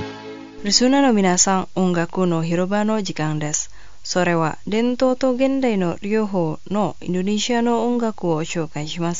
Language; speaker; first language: Japanese; non-native, fluent; Indonesian